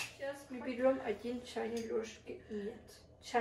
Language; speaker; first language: Russian; early bilingual, heritage; Russian